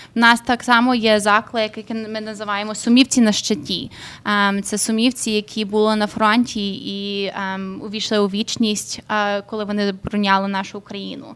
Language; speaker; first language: Ukrainian; early bilingual, heritage; Ukrainian